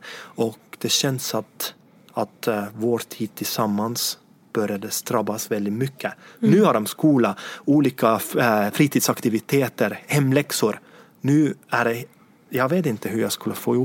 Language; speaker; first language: Swedish; non-native, fluent; Estonian